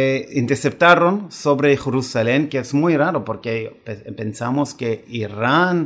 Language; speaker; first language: Spanish; non-native, fluent; Hebrew